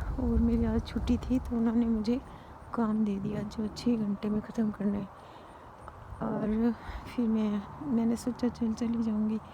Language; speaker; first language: Hindi; native; Hindi